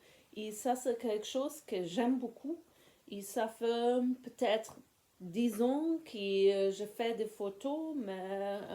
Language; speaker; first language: French; non-native, fluent; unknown